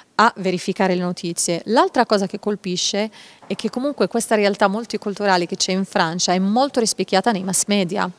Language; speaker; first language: Italian; non-native, fluent; Hebrew